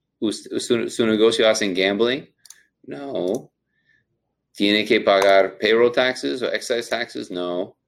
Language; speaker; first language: Spanish; non-native, learner; English